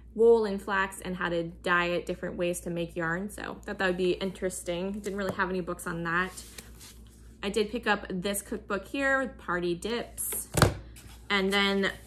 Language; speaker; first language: English; native; English